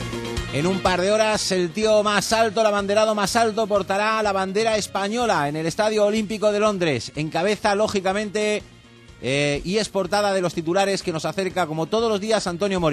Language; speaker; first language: Spanish; native; Spanish